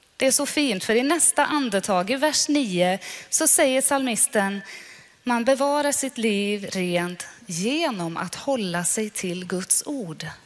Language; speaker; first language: Swedish; non-native, fluent; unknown